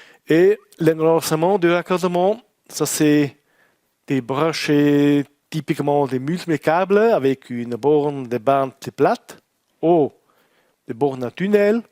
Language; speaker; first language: French; non-native, learner; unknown